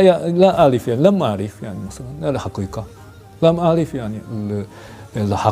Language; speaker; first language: Arabic; non-native, learner; Japanese